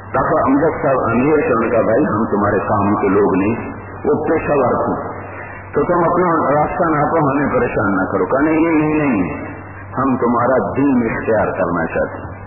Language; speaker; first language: Urdu; non-native, local second language; Punjabi